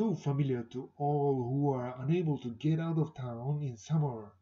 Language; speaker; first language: English; non-native, fluent; Japanese